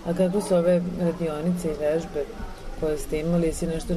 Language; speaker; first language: Serbian; native; Serbian